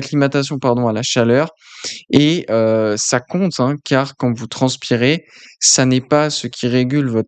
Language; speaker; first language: French; native; French